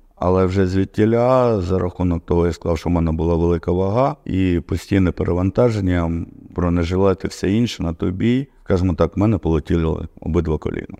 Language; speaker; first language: Ukrainian; non-native, local second language; Russian